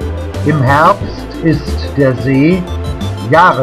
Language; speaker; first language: German; native; German